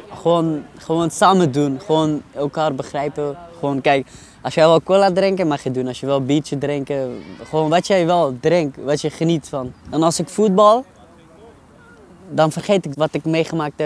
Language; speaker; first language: Dutch; non-native, learner; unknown